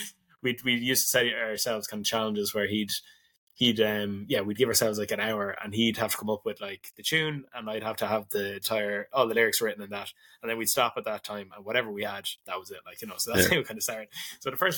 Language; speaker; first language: English; native; English